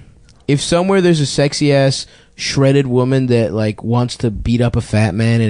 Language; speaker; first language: English; native; English